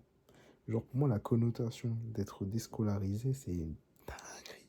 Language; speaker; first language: French; native; French